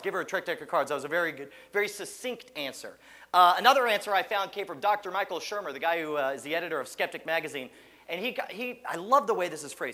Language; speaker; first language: English; native; English